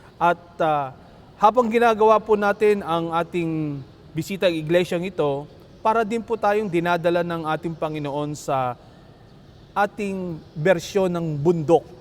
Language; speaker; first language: Filipino; native; Filipino